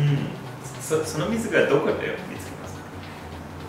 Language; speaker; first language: Japanese; non-native, fluent; English